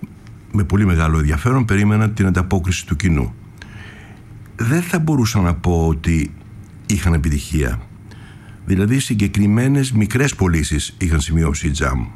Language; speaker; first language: Greek; native; Greek